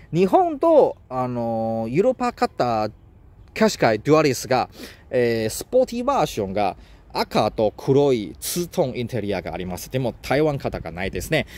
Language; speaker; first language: Japanese; non-native, learner; Chinese